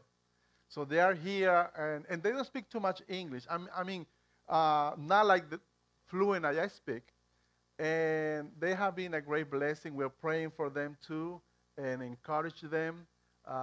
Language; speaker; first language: English; non-native, fluent; Spanish